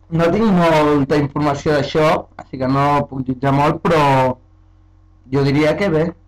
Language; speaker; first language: Catalan; early bilingual, other home language; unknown